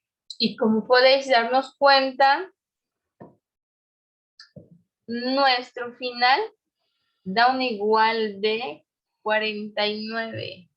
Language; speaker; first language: Spanish; native; Spanish